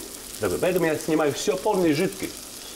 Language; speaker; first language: Russian; non-native, learner; Italian